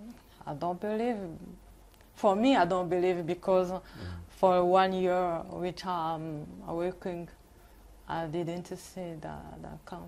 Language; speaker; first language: English; non-native, learner; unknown